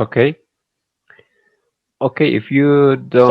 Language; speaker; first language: English; non-native, learner; Spanish